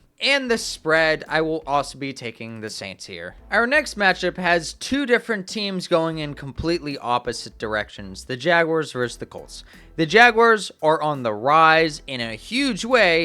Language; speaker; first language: English; native; English